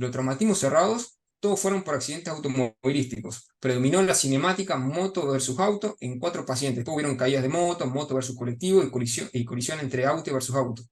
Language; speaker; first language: Spanish; native; Spanish